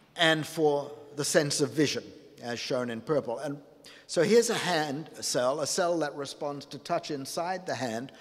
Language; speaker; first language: English; native; English